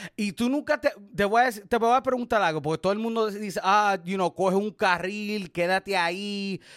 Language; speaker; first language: Spanish; early bilingual, heritage; Spanish